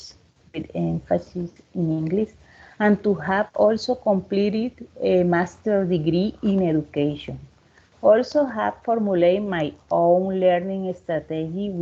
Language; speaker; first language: English; non-native, learner; Spanish